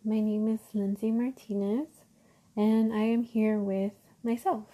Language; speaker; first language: English; early bilingual, other home language; Spanish